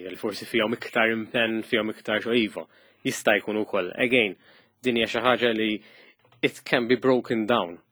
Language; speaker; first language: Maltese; native; Maltese